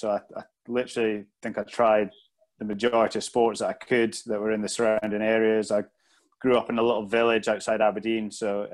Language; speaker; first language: English; native; English